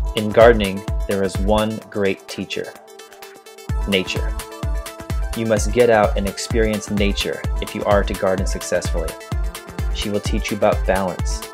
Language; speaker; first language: English; native; English